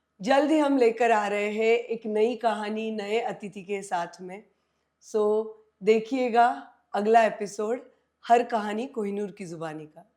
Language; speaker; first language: Hindi; non-native, local second language; Marathi